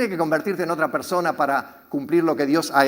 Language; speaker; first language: Spanish; native; Spanish